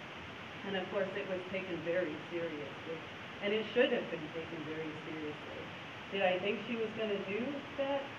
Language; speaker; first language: English; native; English